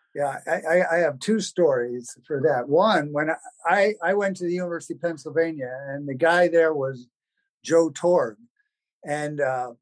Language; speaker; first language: English; native; English